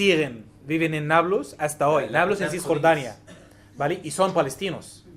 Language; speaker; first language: Spanish; non-native, learner; Arabic